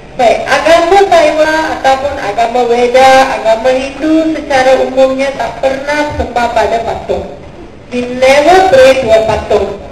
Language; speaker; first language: Malay; non-native, local second language; Tamil